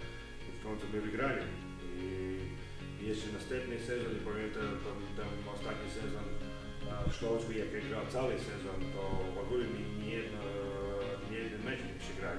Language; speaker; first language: Polish; non-native, learner; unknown